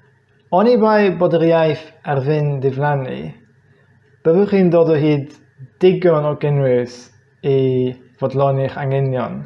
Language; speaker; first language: Welsh; non-native, fluent; English